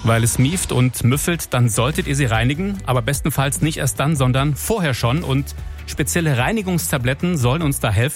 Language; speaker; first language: German; native; German